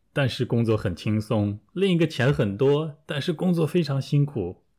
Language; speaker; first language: Chinese; native; Chinese